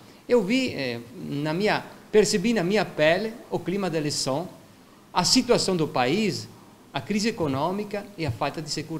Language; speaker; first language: Portuguese; non-native, fluent; Italian